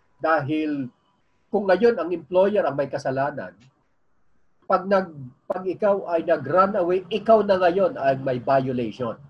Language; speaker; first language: Filipino; native; Filipino